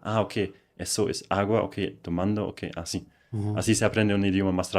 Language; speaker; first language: Spanish; non-native, fluent; German